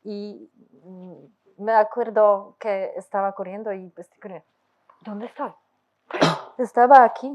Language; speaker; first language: Spanish; non-native, learner; Polish